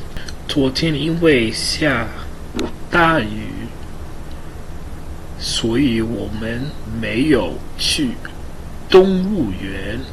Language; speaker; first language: Chinese; non-native, learner; English